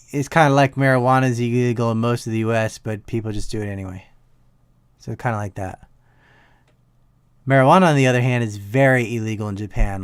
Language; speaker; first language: English; native; English